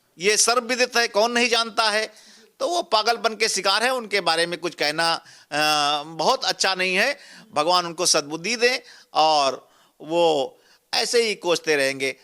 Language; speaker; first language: Hindi; native; Hindi